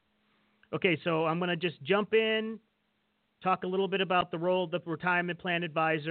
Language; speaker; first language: English; native; English